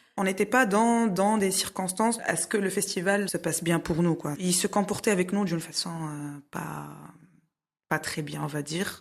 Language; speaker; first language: French; non-native, local second language; Arabic